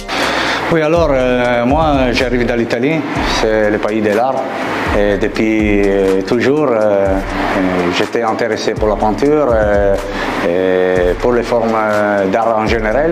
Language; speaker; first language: French; non-native, fluent; Italian